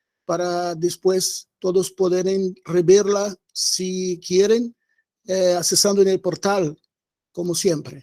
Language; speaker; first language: Spanish; non-native, learner; Portuguese